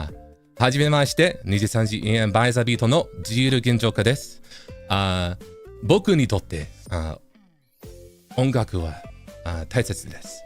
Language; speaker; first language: Japanese; non-native, learner; English